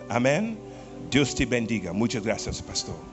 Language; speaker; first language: Spanish; non-native, learner; Portuguese